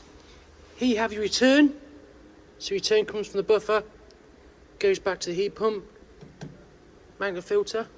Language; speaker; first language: English; native; English